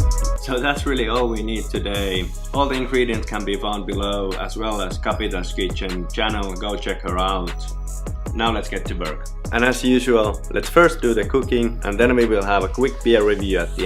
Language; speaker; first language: English; non-native, fluent; Finnish